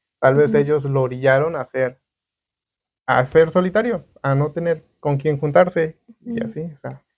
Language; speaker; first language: Spanish; native; Spanish